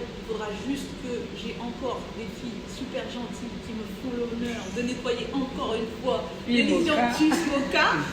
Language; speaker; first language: French; native; French